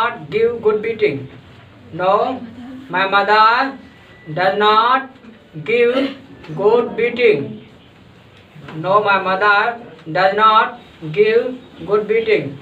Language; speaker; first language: English; non-native, fluent; Hindi